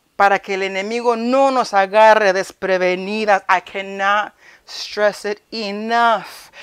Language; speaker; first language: Spanish; early bilingual, heritage; Spanish